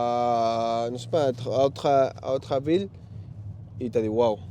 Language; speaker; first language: French; non-native, learner; Spanish